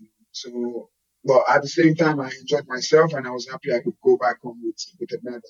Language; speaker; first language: English; non-native, local second language; Yoruba